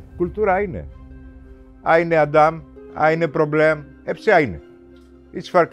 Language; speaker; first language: Turkish; non-native, local second language; Greek